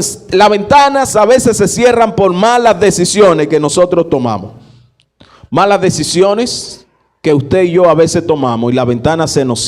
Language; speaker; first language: Spanish; native; Spanish